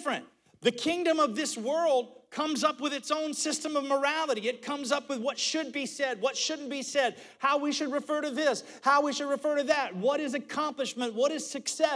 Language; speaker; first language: English; native; English